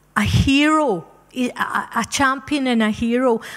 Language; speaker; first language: English; native; English